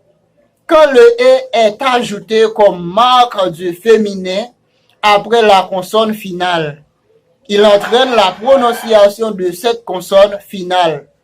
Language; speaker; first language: French; non-native, fluent; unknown